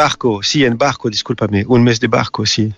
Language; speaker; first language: Spanish; non-native, learner; French